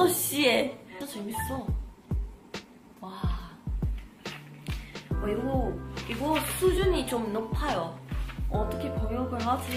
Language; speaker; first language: Korean; non-native, fluent; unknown